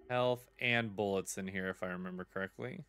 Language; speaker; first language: English; native; English